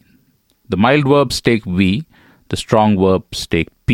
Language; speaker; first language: English; non-native, local second language; Tamil